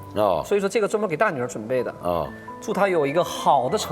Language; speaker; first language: Chinese; native; Chinese